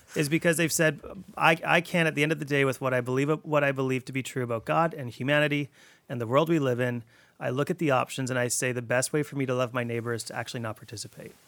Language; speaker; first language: English; native; English